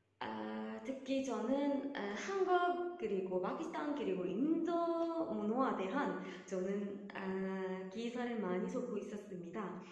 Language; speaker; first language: Korean; non-native, learner; Arabic